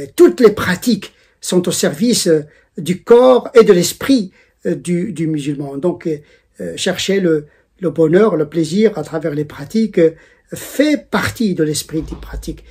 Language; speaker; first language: French; non-native, local second language; Arabic